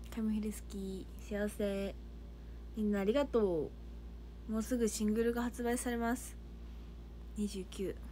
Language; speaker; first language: Japanese; native; Japanese